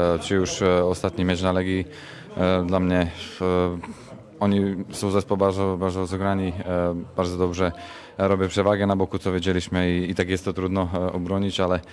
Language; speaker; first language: Polish; non-native, fluent; Slovak